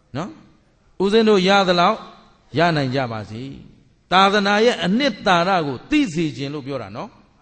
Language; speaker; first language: Burmese; native; Burmese